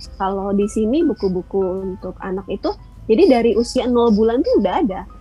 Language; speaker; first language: Indonesian; native; Indonesian